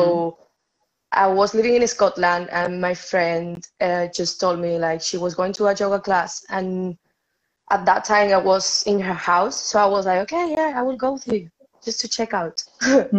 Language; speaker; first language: English; non-native, fluent; Spanish